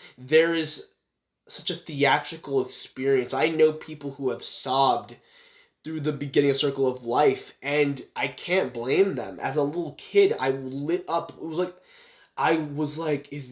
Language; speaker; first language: English; native; English